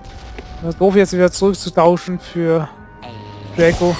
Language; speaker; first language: German; native; German